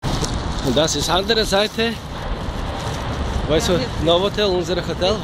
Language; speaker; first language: German; non-native, learner; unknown